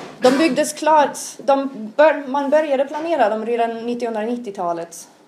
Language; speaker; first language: Swedish; non-native, fluent; German